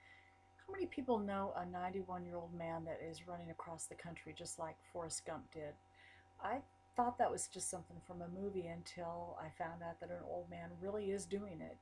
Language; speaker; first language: English; native; English